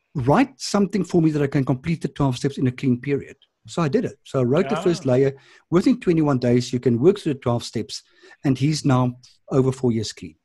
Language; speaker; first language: English; non-native, local second language; Afrikaans